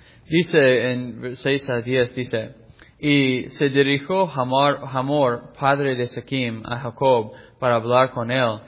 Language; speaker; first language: Spanish; non-native, fluent; English